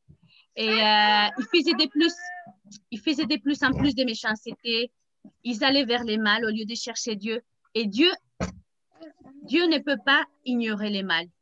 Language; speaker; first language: French; native; French